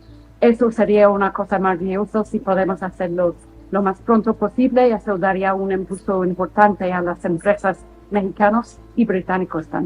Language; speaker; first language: Spanish; non-native, fluent; English